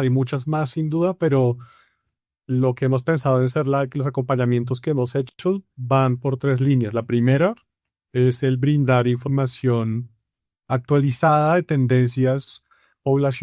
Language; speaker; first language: Spanish; native; Spanish